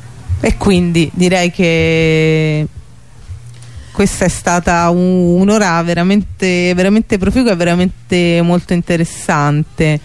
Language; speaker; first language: Italian; native; Italian